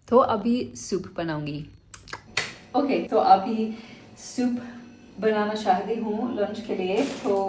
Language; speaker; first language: Hindi; non-native, learner; English